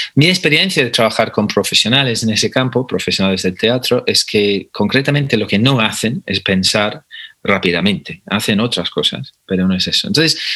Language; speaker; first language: Spanish; non-native, fluent; English